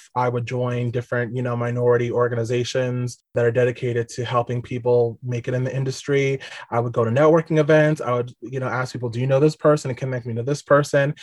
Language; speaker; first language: English; native; English